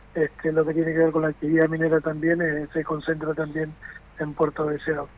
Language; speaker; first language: Spanish; native; Spanish